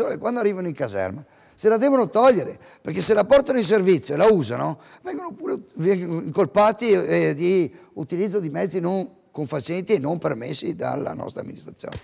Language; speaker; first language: Italian; native; Italian